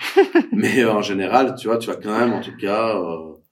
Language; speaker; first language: French; native; French